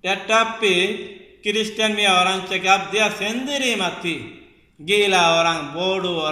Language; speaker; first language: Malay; non-native, local second language; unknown